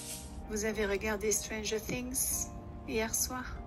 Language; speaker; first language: French; non-native, fluent; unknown